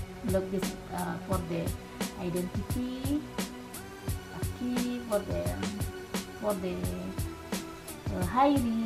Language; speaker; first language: English; non-native, learner; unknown